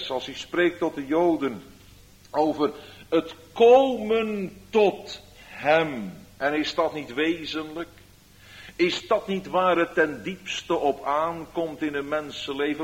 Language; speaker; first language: Dutch; native; Dutch